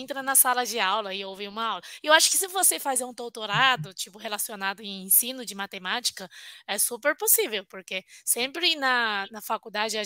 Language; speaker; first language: Portuguese; non-native, fluent; Chinese